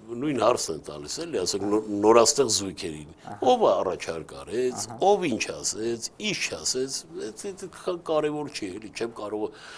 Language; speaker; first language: Armenian; native; Armenian